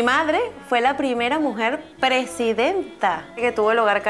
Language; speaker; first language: Spanish; native; Spanish